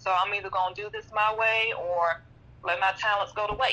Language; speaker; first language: English; native; English